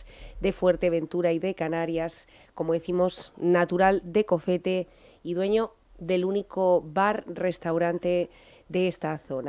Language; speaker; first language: Spanish; native; Spanish